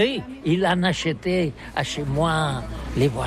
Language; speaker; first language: French; non-native, learner; Catalan